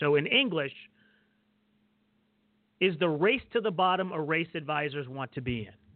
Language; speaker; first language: English; native; English